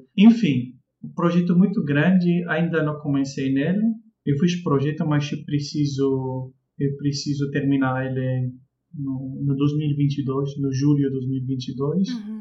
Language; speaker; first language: Portuguese; non-native, fluent; Arabic